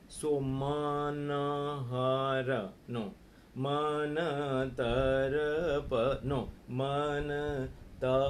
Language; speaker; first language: Hindi; non-native, local second language; Gujarati